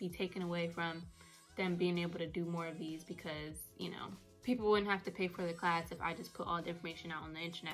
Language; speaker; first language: English; native; English